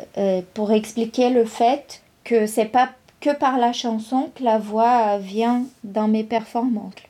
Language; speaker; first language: French; non-native, fluent; Portuguese